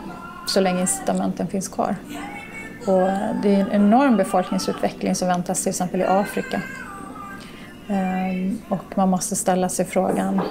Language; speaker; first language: Swedish; native; Swedish